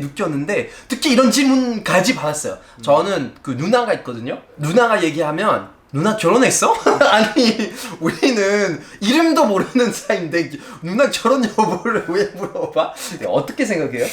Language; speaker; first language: Korean; non-native, fluent; French